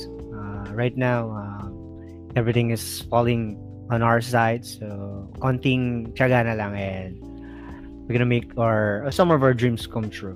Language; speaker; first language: English; non-native, local second language; Filipino